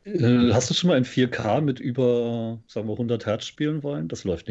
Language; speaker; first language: German; native; German